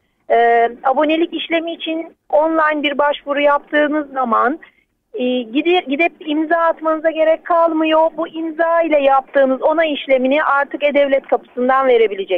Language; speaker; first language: Turkish; native; Turkish